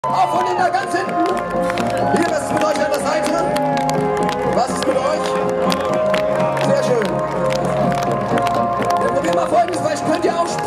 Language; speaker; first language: German; native; German